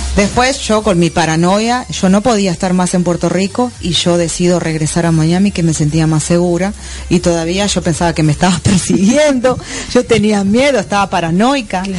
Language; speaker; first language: Spanish; native; Spanish